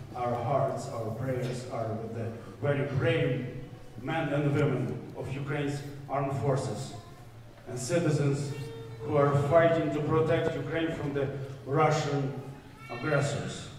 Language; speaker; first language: English; native; English